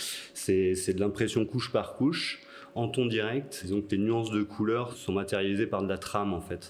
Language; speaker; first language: French; native; French